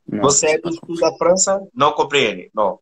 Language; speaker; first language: Portuguese; native; Portuguese